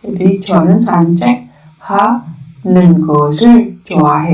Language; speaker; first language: Korean; non-native, learner; Indonesian